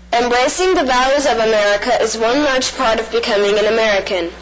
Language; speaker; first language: English; early bilingual, other home language; Spanish